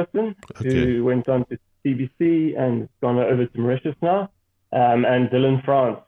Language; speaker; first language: English; native; English